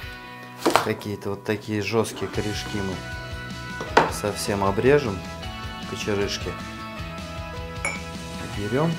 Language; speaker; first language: Russian; native; Russian